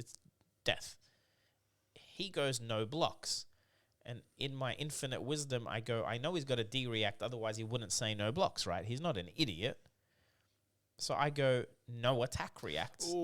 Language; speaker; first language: English; native; English